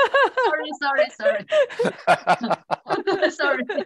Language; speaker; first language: English; non-native, learner; Chinese